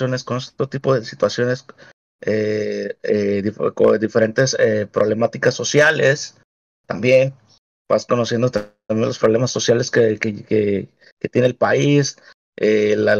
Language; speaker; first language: Spanish; native; Spanish